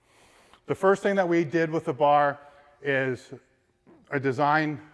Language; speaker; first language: English; native; English